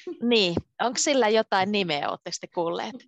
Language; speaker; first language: Finnish; native; Finnish